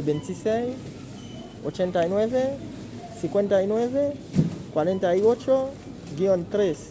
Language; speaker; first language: Spanish; non-native, learner; Haitian Creole